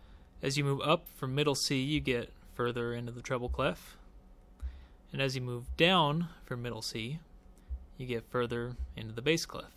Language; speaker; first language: English; native; English